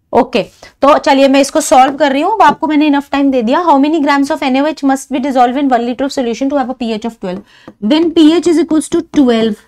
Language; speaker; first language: Hindi; native; Hindi